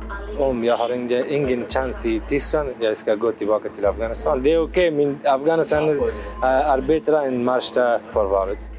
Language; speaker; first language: Swedish; non-native, learner; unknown